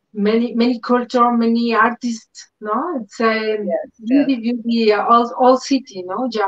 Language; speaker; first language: English; non-native, learner; Spanish